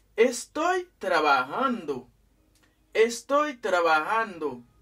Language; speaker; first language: Spanish; non-native, fluent; Haitian Creole